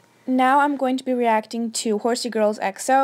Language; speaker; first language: English; native; English